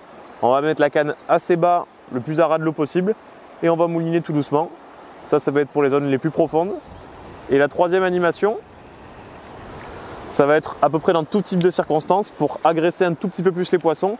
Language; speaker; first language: French; native; French